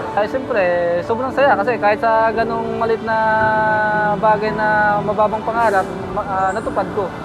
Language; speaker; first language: Filipino; native; Filipino